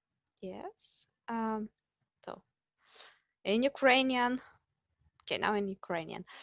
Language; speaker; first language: English; non-native, fluent; Ukrainian